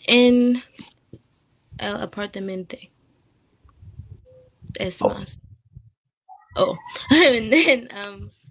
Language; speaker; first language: Spanish; non-native, learner; English